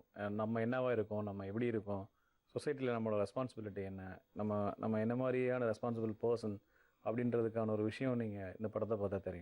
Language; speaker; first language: Tamil; native; Tamil